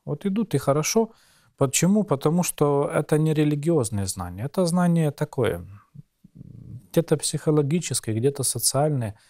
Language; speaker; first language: Russian; native; Russian